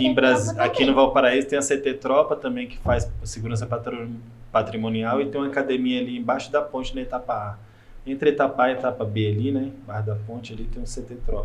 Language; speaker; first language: Portuguese; native; Portuguese